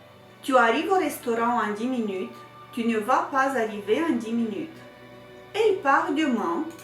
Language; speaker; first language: French; non-native, fluent; Romanian